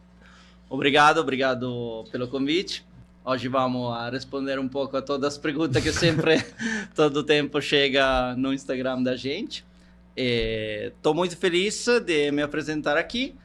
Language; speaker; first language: Portuguese; non-native, fluent; Italian